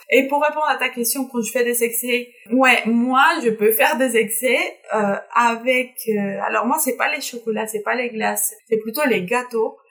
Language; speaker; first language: French; non-native, fluent; Spanish